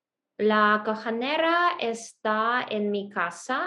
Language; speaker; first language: Spanish; non-native, learner; Russian